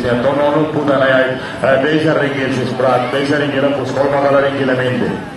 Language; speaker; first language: Estonian; native; Estonian